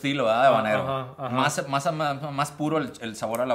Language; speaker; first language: Spanish; native; Spanish